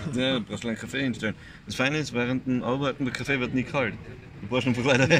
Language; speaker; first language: German; native; German